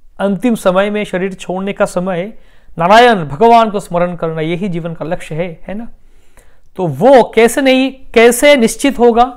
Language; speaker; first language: Hindi; non-native, local second language; Bangla